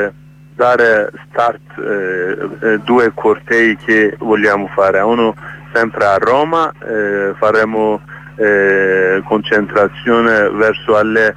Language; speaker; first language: Italian; non-native, learner; Kurdish